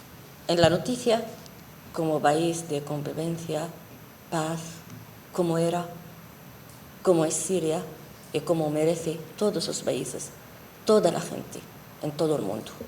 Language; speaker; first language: Spanish; non-native, fluent; Arabic